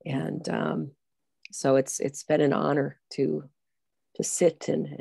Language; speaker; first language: English; native; English